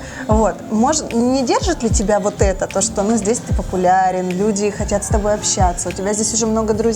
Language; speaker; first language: Russian; native; Russian